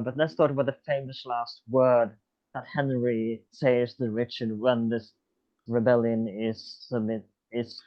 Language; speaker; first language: English; non-native, fluent; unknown